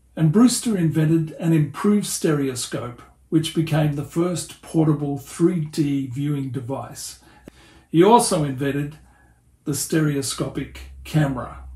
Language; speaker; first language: English; native; English